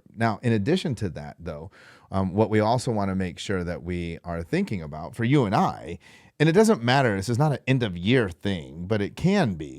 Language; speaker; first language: English; native; English